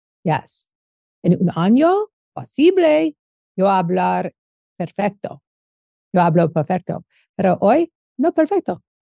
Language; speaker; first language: Spanish; non-native, learner; English